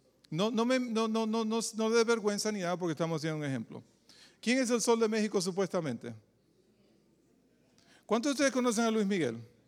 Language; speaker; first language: Spanish; native; Spanish